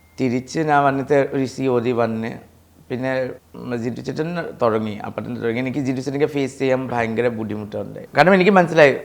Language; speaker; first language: Malayalam; non-native, fluent; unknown